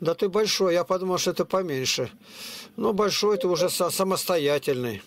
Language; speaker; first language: Russian; native; Russian